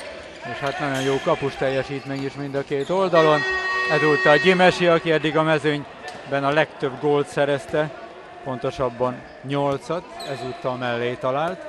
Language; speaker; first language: Hungarian; native; Hungarian